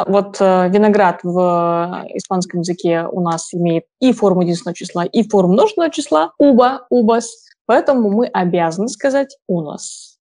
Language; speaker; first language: Russian; native; Russian